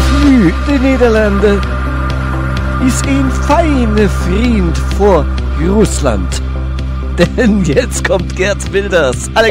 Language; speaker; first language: German; native; German